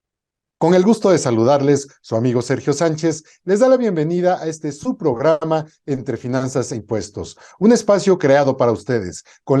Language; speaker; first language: Spanish; native; Spanish